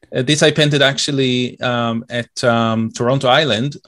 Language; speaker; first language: English; non-native, fluent; Hebrew